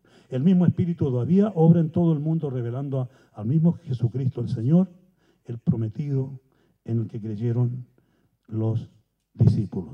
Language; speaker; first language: Spanish; native; Spanish